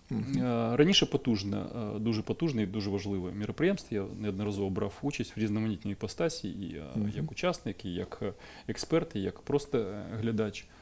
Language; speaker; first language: Ukrainian; non-native, local second language; Russian